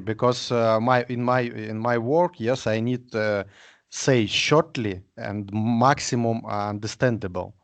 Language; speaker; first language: English; non-native, learner; Russian